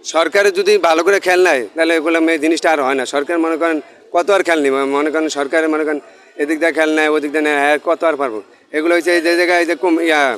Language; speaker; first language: Bangla; native; Bangla